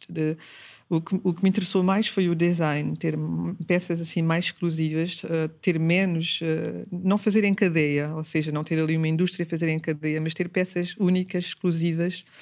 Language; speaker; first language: Portuguese; early bilingual, heritage; Portuguese